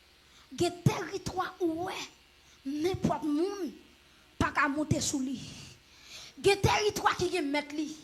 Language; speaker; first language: French; non-native, local second language; Haitian Creole